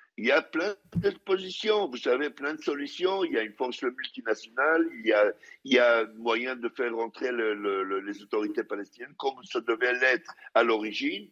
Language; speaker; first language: French; non-native, fluent; Hebrew